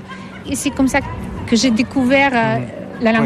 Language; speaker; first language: French; non-native, fluent; Russian